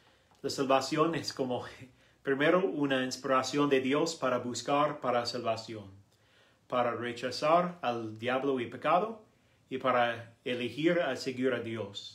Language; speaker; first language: Spanish; non-native, learner; English